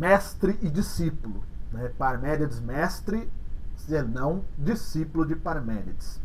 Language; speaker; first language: Portuguese; native; Portuguese